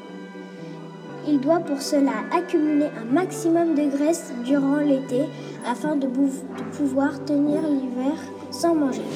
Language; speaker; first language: French; native; French